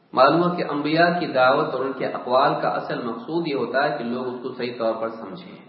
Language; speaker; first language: Urdu; native; Urdu